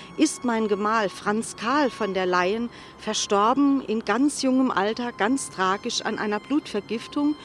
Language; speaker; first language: German; native; German